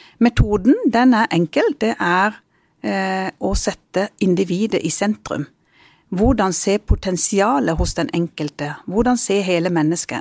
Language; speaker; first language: Norwegian; early bilingual, other home language; Punjabi